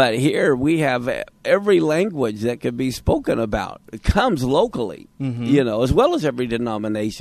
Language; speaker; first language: English; native; English